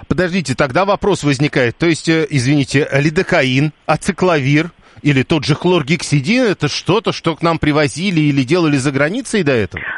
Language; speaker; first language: Russian; native; Russian